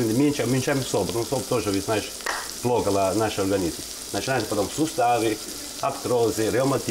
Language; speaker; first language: Russian; non-native, learner; Italian